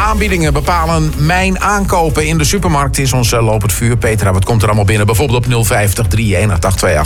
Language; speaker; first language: Dutch; native; Dutch